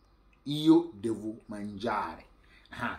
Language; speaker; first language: Italian; non-native, learner; Akan